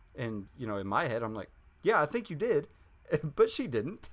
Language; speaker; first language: English; native; English